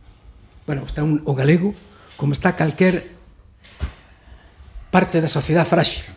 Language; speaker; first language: Galician; native; Galician